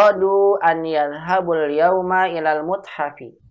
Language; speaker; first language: Arabic; non-native, fluent; Indonesian